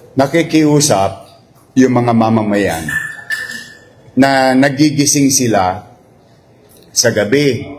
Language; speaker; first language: Filipino; native; Filipino